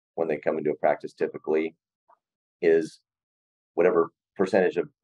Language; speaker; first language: English; native; English